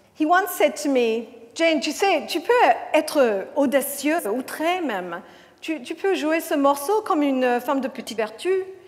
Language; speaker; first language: French; non-native, fluent; English